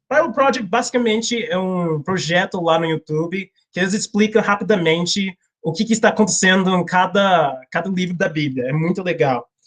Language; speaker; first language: Portuguese; non-native, fluent; English